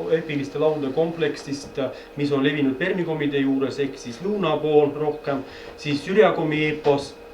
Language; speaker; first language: Estonian; non-native, fluent; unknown